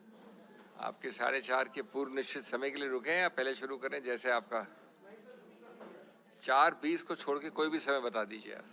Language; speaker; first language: Hindi; native; Hindi